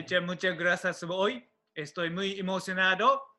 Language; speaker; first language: Spanish; non-native, fluent; Japanese